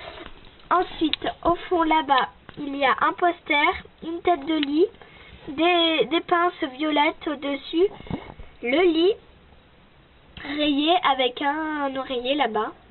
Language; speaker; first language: French; native; French